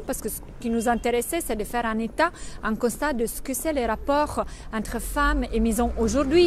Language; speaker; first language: French; non-native, fluent; Italian